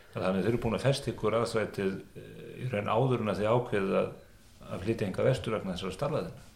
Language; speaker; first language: Icelandic; native; Icelandic